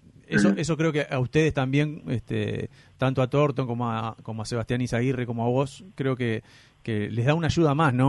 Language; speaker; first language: Spanish; native; Spanish